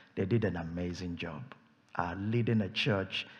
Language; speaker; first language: English; non-native, local second language; Yoruba